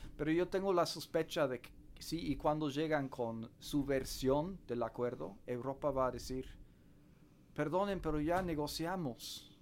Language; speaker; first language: Spanish; non-native, fluent; English